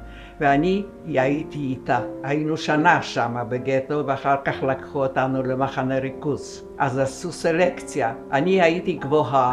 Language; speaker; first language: Hebrew; non-native, fluent; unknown